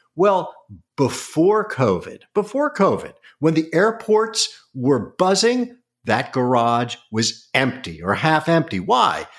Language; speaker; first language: English; native; English